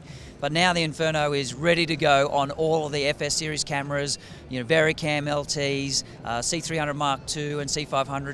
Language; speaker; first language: English; native; English